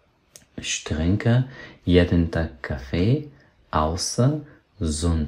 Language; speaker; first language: German; non-native, fluent; Persian